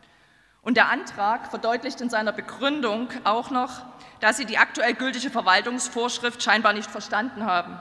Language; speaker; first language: German; native; German